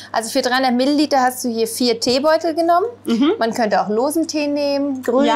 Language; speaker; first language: German; native; German